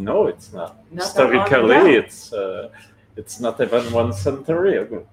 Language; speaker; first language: English; non-native, local second language; French